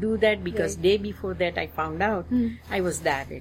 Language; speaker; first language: English; non-native, local second language; Gujarati